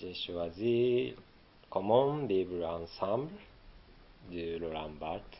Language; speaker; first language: French; non-native, learner; Japanese